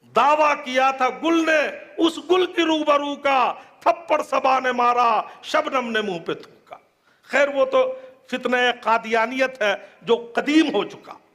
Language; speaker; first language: Urdu; native; Urdu